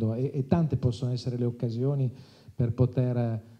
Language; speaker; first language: Italian; native; Italian